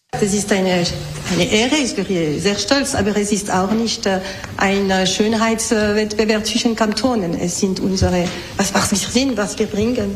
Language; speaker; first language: German; non-native, local second language; French